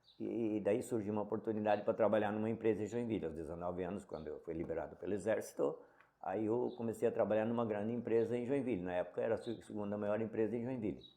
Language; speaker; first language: Portuguese; native; Portuguese